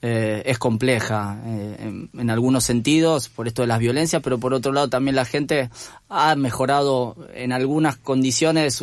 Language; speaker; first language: Spanish; native; Spanish